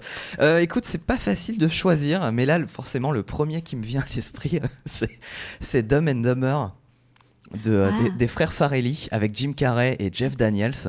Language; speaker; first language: French; native; French